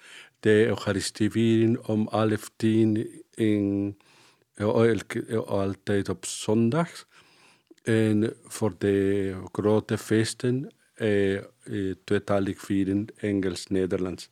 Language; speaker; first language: Dutch; non-native, fluent; Spanish